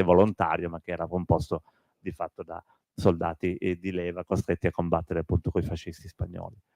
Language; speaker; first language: Italian; native; Italian